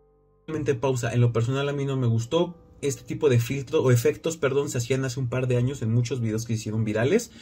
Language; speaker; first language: Spanish; native; Spanish